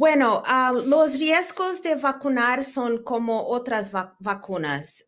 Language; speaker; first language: Spanish; early bilingual, heritage; Spanish